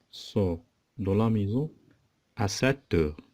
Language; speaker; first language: French; non-native, local second language; Arabic